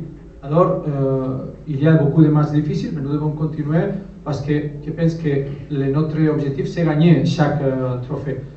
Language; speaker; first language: French; non-native, learner; Spanish